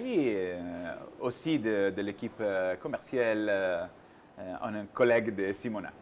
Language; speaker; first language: French; non-native, learner; Italian